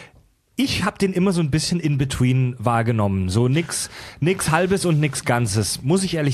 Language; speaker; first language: German; native; German